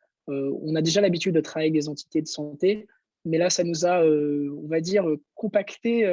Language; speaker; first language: French; native; French